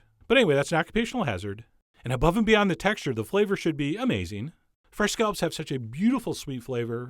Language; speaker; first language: English; native; English